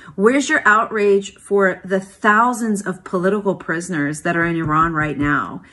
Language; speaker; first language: English; early bilingual, other home language; Persian